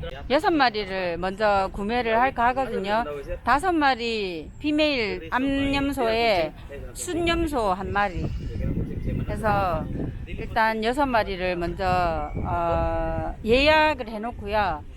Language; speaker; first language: Korean; native; Korean